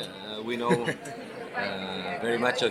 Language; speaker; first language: English; non-native, learner; Spanish